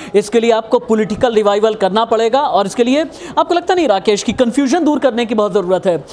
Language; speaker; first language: Hindi; native; Hindi